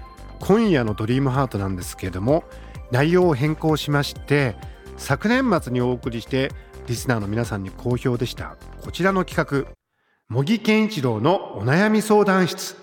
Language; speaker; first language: Japanese; native; Japanese